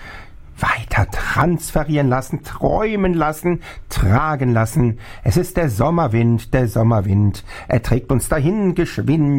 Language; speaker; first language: German; native; German